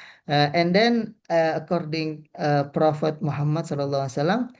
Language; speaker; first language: English; non-native, learner; Indonesian